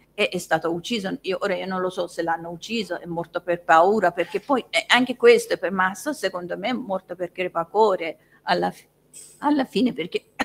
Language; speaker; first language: Italian; non-native, fluent; Persian